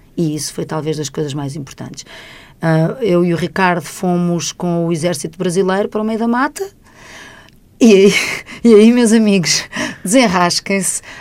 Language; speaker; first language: Portuguese; native; Portuguese